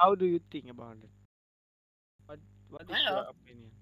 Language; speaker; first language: English; non-native, learner; Indonesian